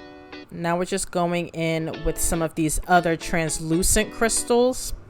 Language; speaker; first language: English; native; English